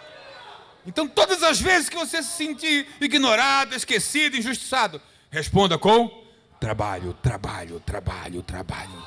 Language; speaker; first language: Portuguese; native; Portuguese